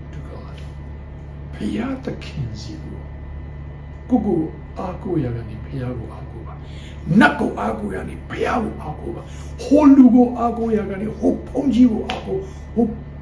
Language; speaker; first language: Burmese; non-native, local second language; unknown